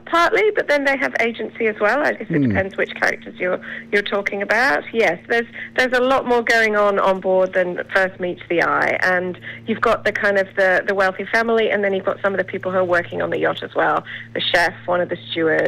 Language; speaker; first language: English; native; English